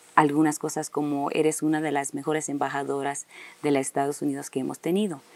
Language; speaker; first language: Spanish; early bilingual, heritage; Spanish